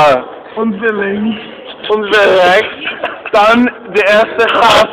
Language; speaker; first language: German; non-native, learner; English